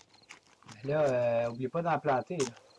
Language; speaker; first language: French; native; French